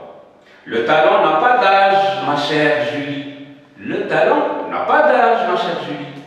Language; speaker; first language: French; non-native, local second language; Arabic